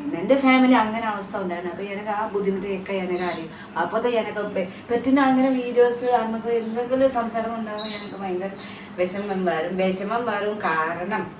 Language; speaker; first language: Malayalam; non-native, fluent; Nepali